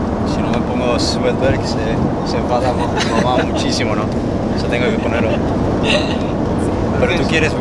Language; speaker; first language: Spanish; non-native, fluent; Swedish